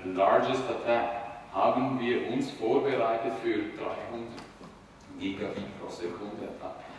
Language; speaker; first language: German; non-native, fluent; Italian